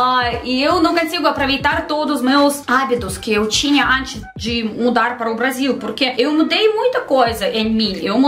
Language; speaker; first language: Portuguese; non-native, learner; Russian